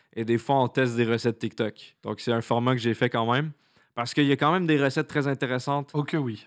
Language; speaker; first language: French; native; French